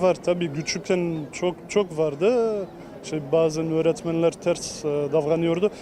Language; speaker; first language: Turkish; early bilingual, heritage; Turkish